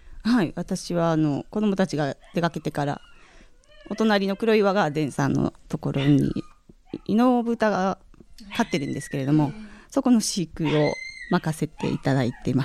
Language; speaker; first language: Japanese; native; Japanese